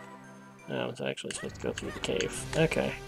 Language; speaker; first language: English; native; English